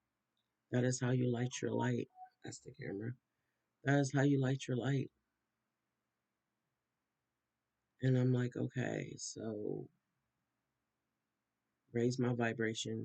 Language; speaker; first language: English; native; English